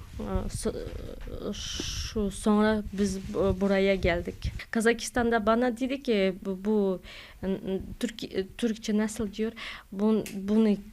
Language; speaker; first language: Turkish; non-native, learner; Kazakh